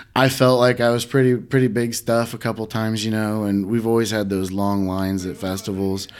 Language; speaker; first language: English; native; English